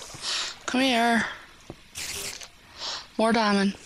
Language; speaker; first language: English; native; English